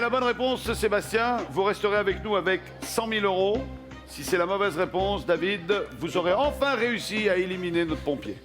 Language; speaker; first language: French; native; French